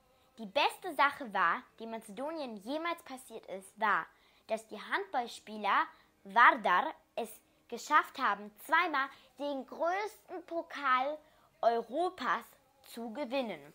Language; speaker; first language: German; early bilingual, other home language; Macedonian